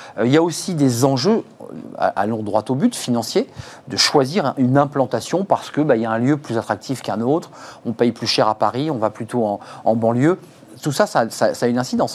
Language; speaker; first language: French; native; French